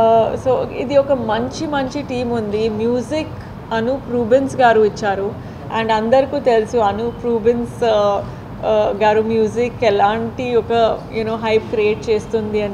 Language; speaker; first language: Telugu; non-native, fluent; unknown